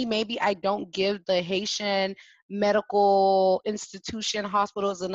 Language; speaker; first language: English; early bilingual, other home language; French